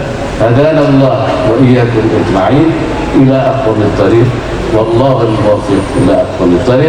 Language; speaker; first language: Arabic; non-native, fluent; Indonesian